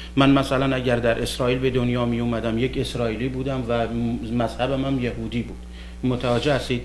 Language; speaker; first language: Persian; non-native, local second language; Kurdish